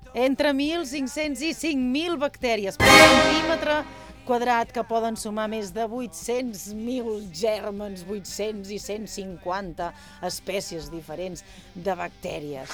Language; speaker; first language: Catalan; native; Catalan